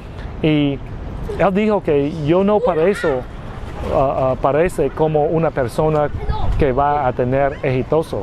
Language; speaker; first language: Spanish; non-native, learner; Vietnamese